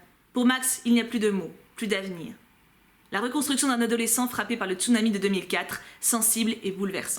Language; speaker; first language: French; native; French